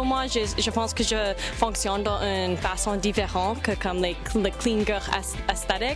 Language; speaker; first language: French; non-native, learner; English